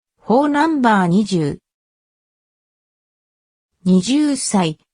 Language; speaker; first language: Japanese; non-native, learner; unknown